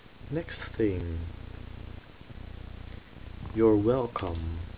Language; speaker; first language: English; non-native, fluent; Dutch